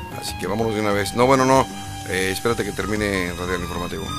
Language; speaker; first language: Spanish; native; Spanish